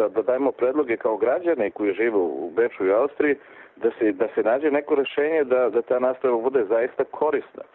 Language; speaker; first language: Serbian; native; Serbian